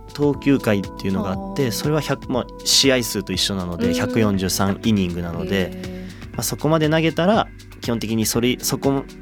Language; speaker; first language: Japanese; native; Japanese